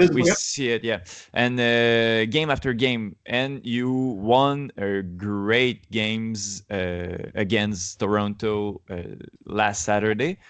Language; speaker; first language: English; non-native, learner; French